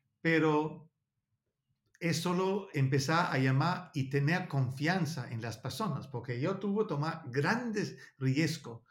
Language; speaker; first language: Spanish; non-native, learner; Danish